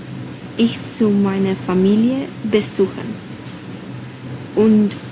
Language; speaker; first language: German; non-native, learner; English